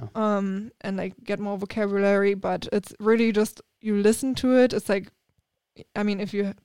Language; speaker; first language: English; non-native, fluent; German